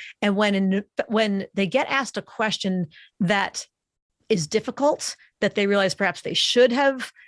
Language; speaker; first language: English; native; English